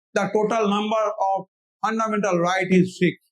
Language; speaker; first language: English; non-native, local second language; Bangla